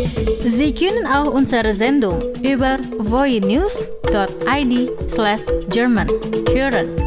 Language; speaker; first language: German; non-native, fluent; Indonesian